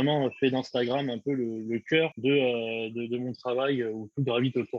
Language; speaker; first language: French; native; French